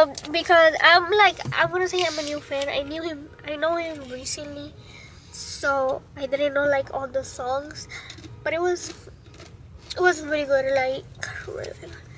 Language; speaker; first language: English; early bilingual, other home language; Spanish